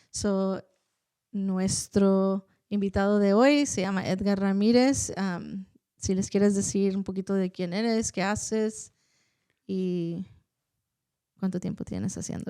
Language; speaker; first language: Spanish; early bilingual, heritage; Spanish